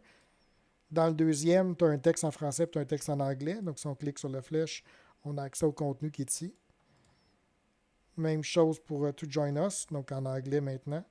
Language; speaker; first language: French; native; French